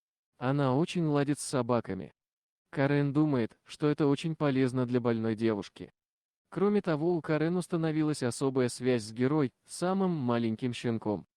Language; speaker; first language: Russian; native; Russian